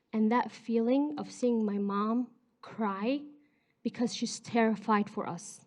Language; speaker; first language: English; early bilingual, other home language; Arabic